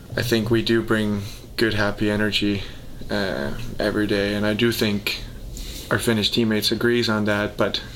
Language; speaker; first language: English; early bilingual, heritage; Danish